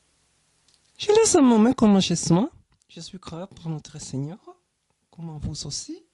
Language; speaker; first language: French; non-native, learner; German